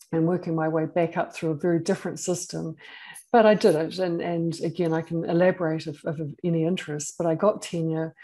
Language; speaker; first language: English; native; English